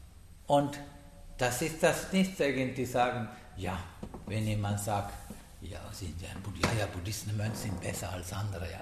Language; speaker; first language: German; non-native, learner; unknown